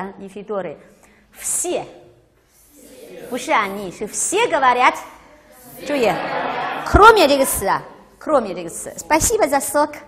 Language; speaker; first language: Russian; non-native, fluent; Chinese